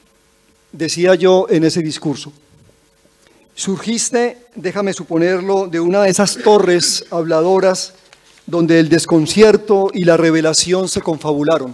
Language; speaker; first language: Spanish; native; Spanish